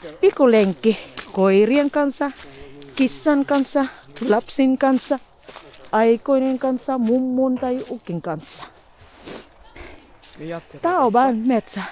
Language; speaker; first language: Finnish; non-native, learner; Filipino